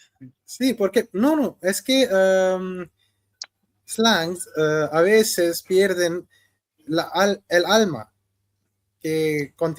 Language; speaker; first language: Spanish; non-native, fluent; Hindi